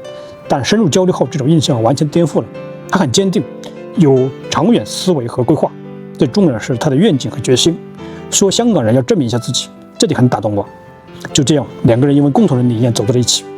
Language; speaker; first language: Chinese; native; Chinese